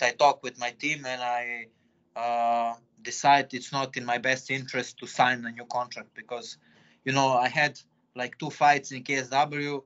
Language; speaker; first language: English; non-native, fluent; Serbian